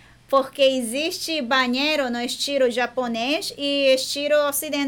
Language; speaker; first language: Portuguese; non-native, fluent; Japanese